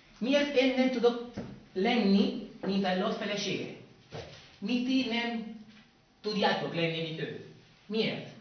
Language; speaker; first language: Hungarian; non-native, learner; Spanish